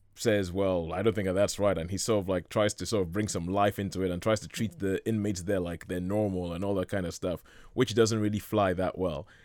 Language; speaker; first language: English; non-native, local second language; Yoruba